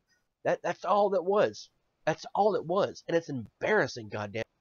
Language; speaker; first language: English; native; English